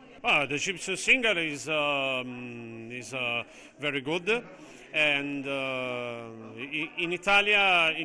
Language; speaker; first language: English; non-native, learner; Italian